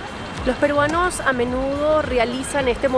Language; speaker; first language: Spanish; native; Spanish